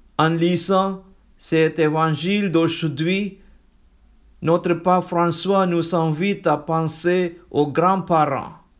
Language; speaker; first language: French; non-native, fluent; Malayalam